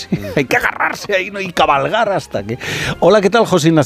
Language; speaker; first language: Spanish; native; Spanish